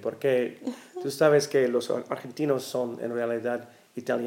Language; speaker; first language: Spanish; non-native, learner; English